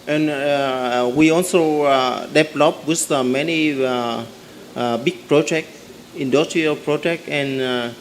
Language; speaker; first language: English; non-native, learner; Vietnamese